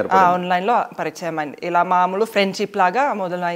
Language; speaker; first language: Telugu; non-native, fluent; Finnish